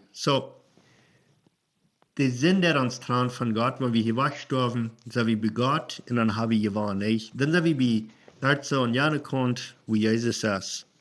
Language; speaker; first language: German; non-native, learner; Plautdietsch